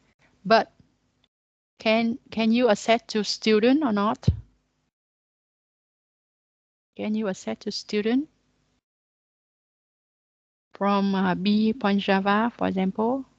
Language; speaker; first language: English; non-native, learner; Vietnamese